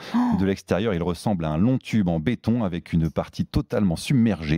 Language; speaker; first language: French; native; French